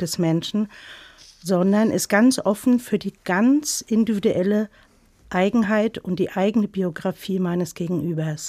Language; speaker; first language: German; native; German